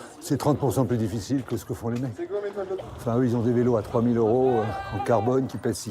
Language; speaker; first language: French; native; French